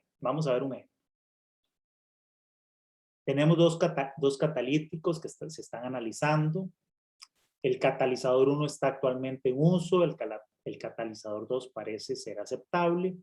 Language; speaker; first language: Spanish; native; Spanish